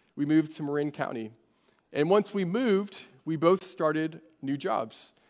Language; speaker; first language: English; native; English